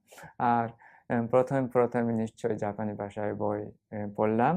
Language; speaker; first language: Bangla; non-native, fluent; Japanese